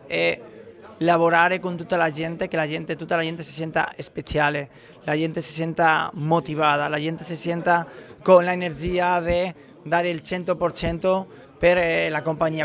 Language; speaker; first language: Italian; non-native, learner; Spanish